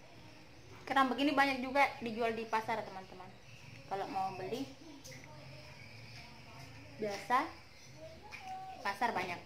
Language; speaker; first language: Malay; non-native, local second language; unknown